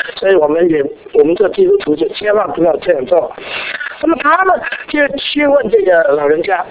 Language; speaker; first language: Chinese; non-native, local second language; Cantonese